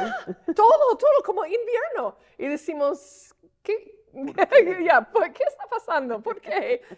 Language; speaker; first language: Spanish; non-native, fluent; English